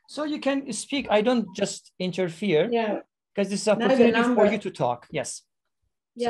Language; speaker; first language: English; non-native, fluent; Persian